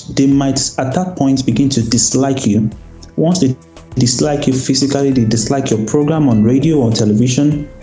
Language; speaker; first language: English; non-native, local second language; Yoruba